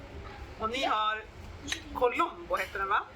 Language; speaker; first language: Swedish; native; Swedish